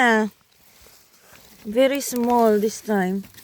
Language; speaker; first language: English; non-native, local second language; Cebuano